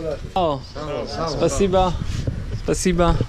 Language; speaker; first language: Russian; non-native, learner; Polish